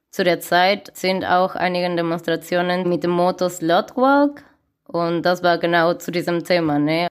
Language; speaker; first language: German; non-native, fluent; Spanish